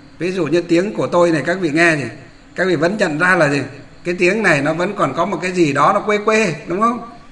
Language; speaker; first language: Vietnamese; non-native, local second language; Muong